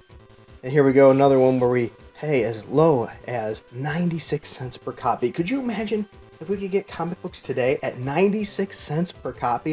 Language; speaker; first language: English; native; English